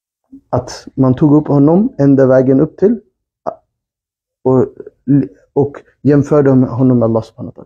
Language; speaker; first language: Swedish; early bilingual, other home language; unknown